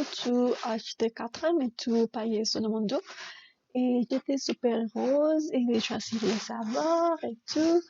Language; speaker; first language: French; non-native, learner; Spanish